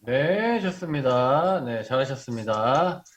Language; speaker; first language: Korean; native; Korean